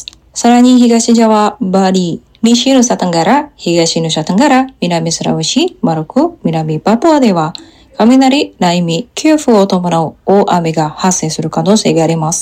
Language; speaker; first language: Japanese; non-native, fluent; Indonesian